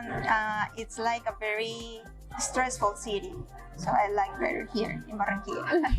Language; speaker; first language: English; non-native, learner; Spanish